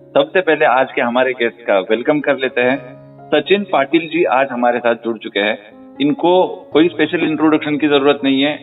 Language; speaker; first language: Hindi; non-native, local second language; Marathi